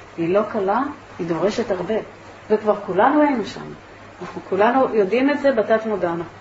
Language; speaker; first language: Hebrew; native; Hebrew